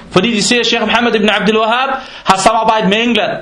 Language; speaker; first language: Danish; non-native, fluent; Arabic